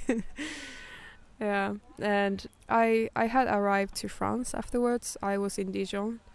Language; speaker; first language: English; non-native, fluent; Finnish